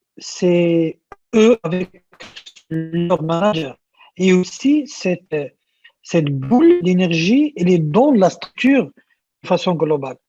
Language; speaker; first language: French; non-native, local second language; Arabic